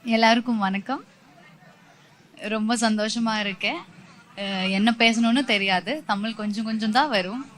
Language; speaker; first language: Tamil; non-native, learner; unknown